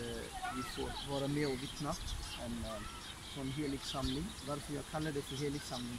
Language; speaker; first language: Swedish; non-native, fluent; Arabic